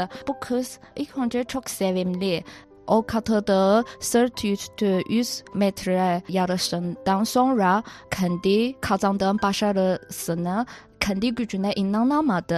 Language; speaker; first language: Turkish; non-native, fluent; Chinese